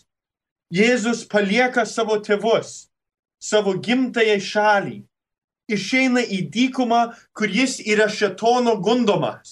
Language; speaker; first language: Lithuanian; early bilingual, heritage; Lithuanian